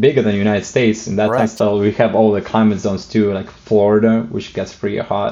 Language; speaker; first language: English; non-native, fluent; Russian